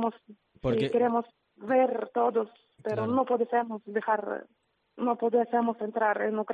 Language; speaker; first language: Spanish; non-native, learner; Ukrainian